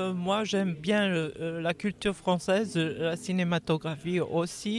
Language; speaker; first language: French; non-native, fluent; Serbian